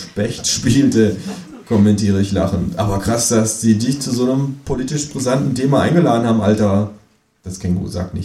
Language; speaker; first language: German; native; German